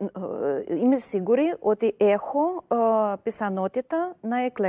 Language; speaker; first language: Greek; non-native, learner; Russian